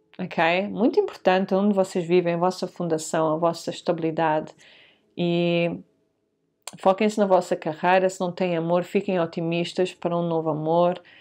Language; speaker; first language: Portuguese; early bilingual, heritage; Portuguese